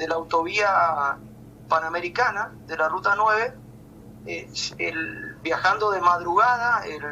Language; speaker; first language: Spanish; native; Spanish